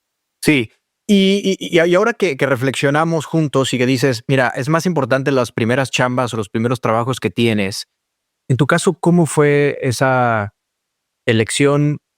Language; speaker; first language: Spanish; native; Spanish